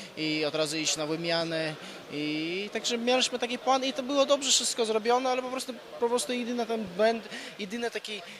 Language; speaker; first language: Polish; non-native, fluent; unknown